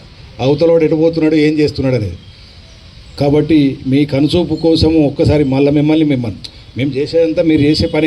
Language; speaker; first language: Telugu; native; Telugu